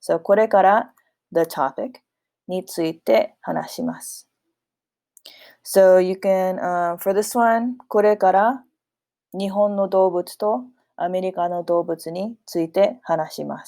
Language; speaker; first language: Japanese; non-native, fluent; English